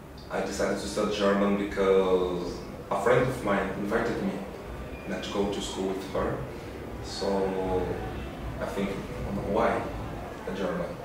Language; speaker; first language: English; non-native, fluent; Portuguese